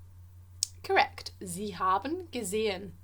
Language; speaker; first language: German; non-native, fluent; English